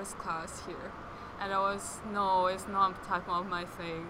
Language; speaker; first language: English; non-native, fluent; Chinese